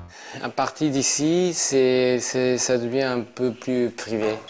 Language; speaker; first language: French; non-native, learner; Japanese